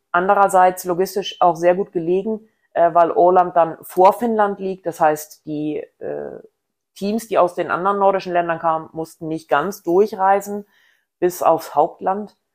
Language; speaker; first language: German; native; German